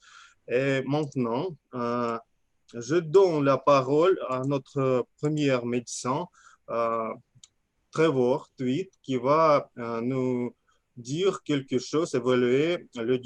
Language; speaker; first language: French; non-native, fluent; Russian